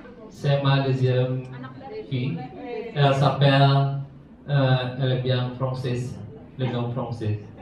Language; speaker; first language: French; non-native, fluent; Indonesian